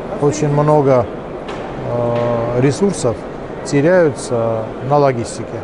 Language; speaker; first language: Russian; native; Russian